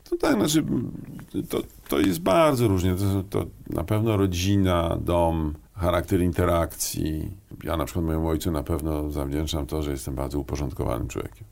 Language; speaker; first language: Polish; native; Polish